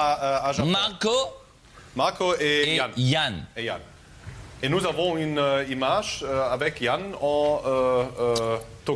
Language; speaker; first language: French; non-native, learner; German